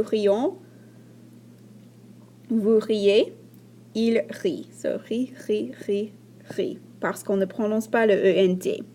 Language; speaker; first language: French; non-native, fluent; English